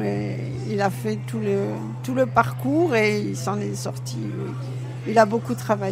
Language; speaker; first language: French; native; French